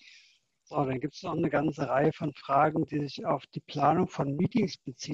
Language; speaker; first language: German; native; German